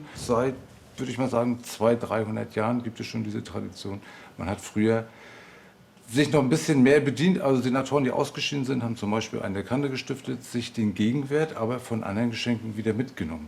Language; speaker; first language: German; native; German